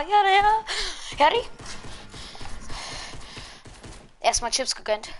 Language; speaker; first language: German; native; German